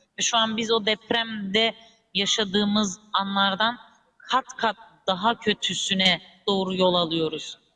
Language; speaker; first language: Turkish; early bilingual, heritage; Turkish